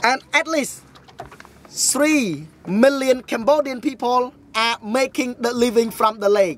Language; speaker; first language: English; non-native, fluent; Khmer